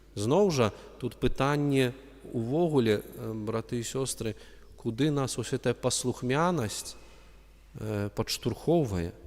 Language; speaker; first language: Belarusian; non-native, local second language; Russian